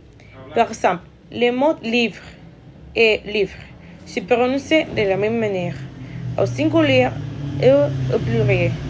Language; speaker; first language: French; non-native, learner; Spanish